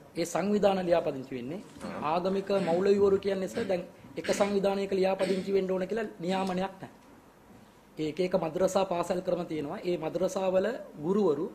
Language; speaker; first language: Sinhala; non-native, local second language; Tamil